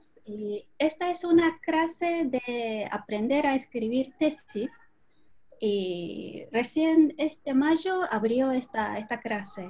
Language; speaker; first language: Spanish; non-native, learner; Japanese